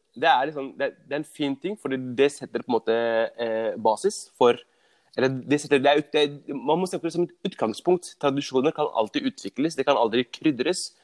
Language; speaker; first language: Norwegian; early bilingual, other home language; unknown